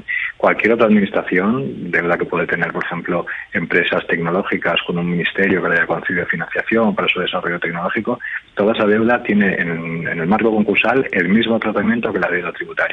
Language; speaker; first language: Spanish; native; Spanish